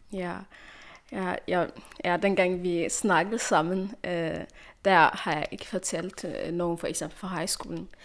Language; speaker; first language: Danish; non-native, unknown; Tigrinya